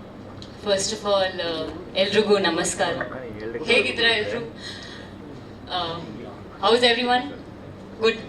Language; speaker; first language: Kannada; non-native, learner; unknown